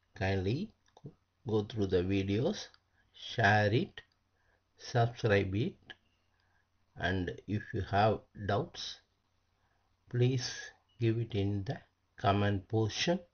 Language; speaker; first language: English; non-native, local second language; Tamil